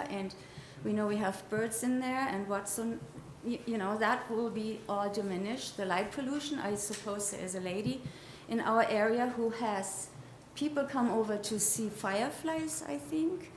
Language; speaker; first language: English; non-native, fluent; German